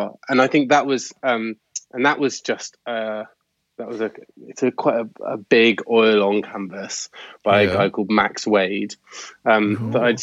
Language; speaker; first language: English; native; English